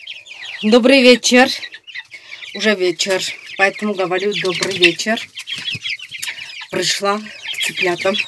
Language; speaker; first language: Russian; non-native, fluent; Armenian